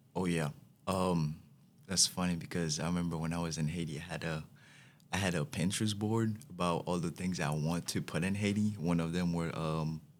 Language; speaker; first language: English; non-native, fluent; Haitian Creole